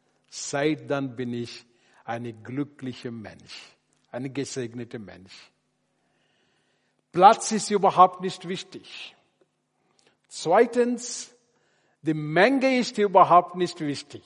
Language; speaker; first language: German; non-native, learner; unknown